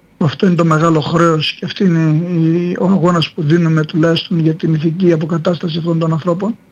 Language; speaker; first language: Greek; native; Greek